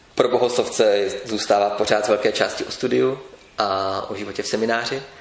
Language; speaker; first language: Czech; native; Czech